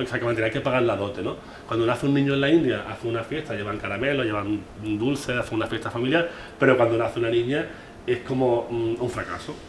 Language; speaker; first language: Spanish; native; Spanish